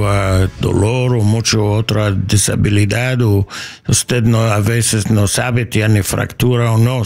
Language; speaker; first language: Spanish; non-native, learner; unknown